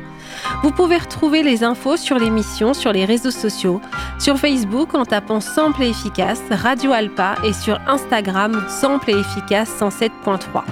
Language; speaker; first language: French; native; French